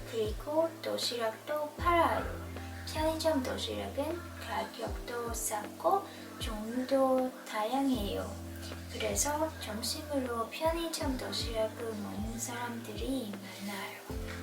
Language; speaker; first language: Korean; non-native, learner; English